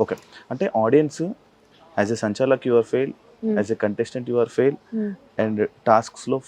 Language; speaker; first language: Telugu; native; Telugu